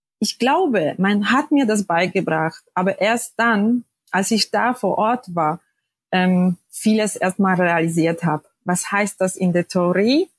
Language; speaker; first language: German; non-native, fluent; Polish